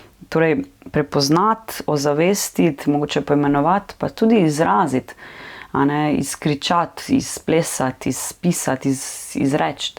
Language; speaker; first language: Slovenian; native; Slovenian